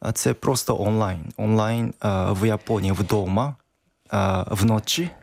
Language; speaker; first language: Ukrainian; non-native, learner; Japanese